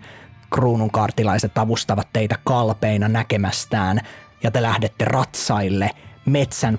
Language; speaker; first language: Finnish; native; Finnish